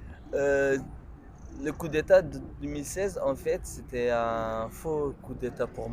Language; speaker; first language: French; non-native, local second language; Kurdish